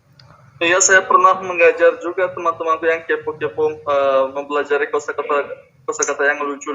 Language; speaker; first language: Indonesian; non-native, fluent; Tajik